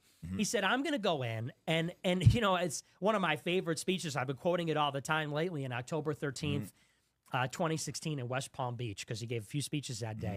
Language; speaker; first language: English; native; English